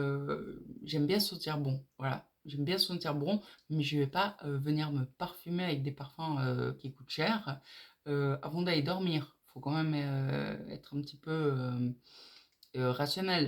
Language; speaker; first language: French; native; French